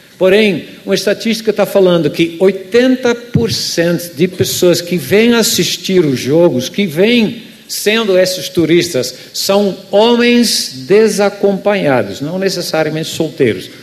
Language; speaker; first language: Portuguese; non-native, fluent; Dutch